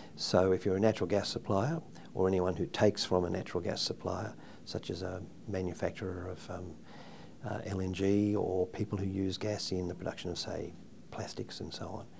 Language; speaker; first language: English; native; English